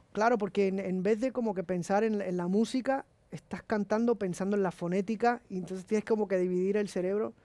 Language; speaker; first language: Spanish; native; Spanish